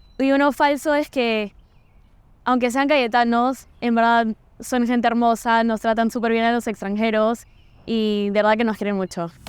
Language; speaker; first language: Spanish; non-native, fluent; Portuguese